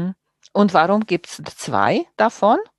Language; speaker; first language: German; non-native, fluent; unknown